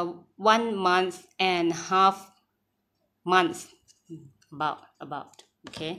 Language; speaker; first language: English; non-native, learner; Thai